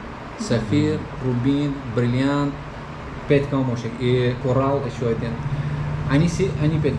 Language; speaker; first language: Russian; non-native, learner; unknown